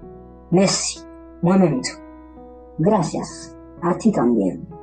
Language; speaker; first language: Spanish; non-native, learner; Haitian Creole